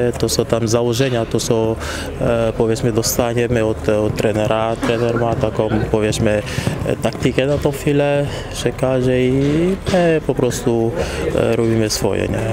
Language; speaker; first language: Polish; non-native, fluent; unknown